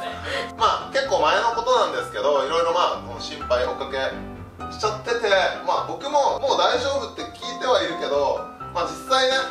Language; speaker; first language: Japanese; native; Japanese